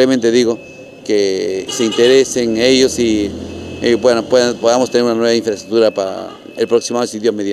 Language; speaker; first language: Spanish; native; Spanish